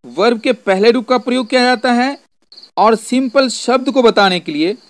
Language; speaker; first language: Hindi; native; Hindi